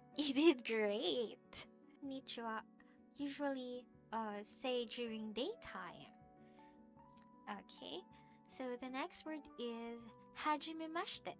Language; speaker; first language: English; non-native, local second language; Filipino